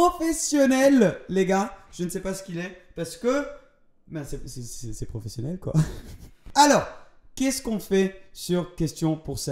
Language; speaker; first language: French; native; French